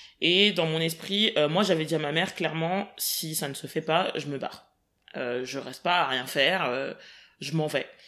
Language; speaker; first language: French; native; French